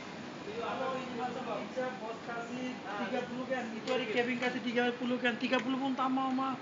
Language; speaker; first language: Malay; non-native, local second language; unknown